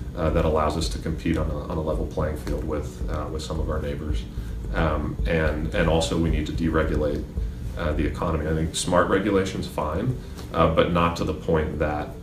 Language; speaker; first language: English; native; English